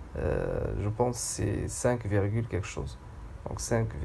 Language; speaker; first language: French; non-native, local second language; Arabic